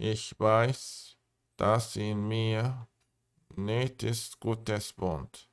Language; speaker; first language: German; non-native, learner; Korean